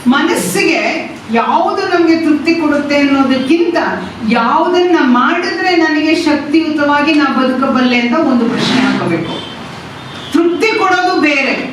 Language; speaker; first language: Kannada; non-native, local second language; Tamil